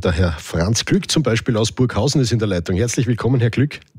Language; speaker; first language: German; native; German